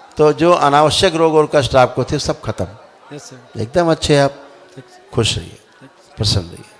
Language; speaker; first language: Hindi; native; Hindi